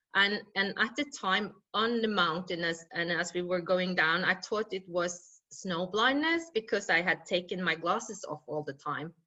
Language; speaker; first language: English; non-native, fluent; Norwegian